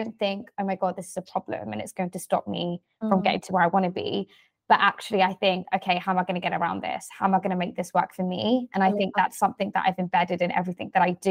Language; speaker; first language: English; native; English